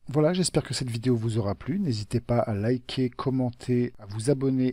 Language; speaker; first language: French; native; French